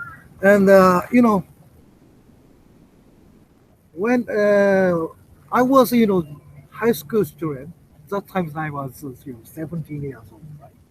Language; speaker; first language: English; non-native, learner; Japanese